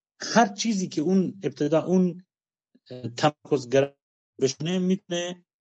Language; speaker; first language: Persian; non-native, local second language; Kurdish